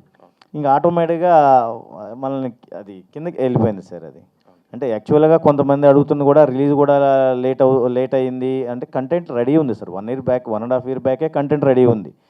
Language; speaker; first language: Telugu; native; Telugu